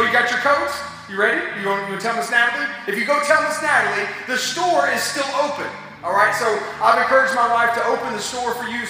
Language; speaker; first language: English; native; English